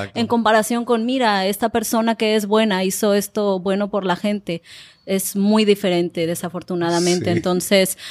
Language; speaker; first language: Spanish; non-native, fluent; English